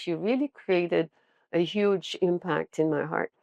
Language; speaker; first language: English; non-native, local second language; Filipino